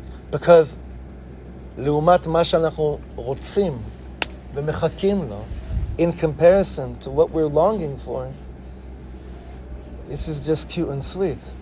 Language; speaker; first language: English; native; English